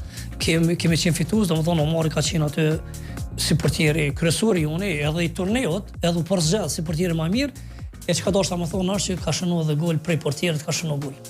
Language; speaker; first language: Albanian; native; Albanian